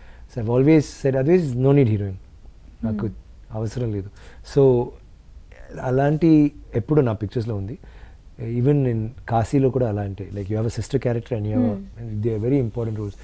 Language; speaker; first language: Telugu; non-native, local second language; Tamil